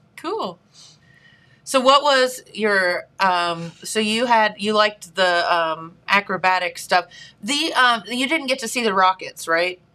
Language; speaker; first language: English; native; English